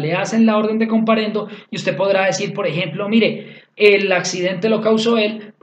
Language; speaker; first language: Spanish; native; Spanish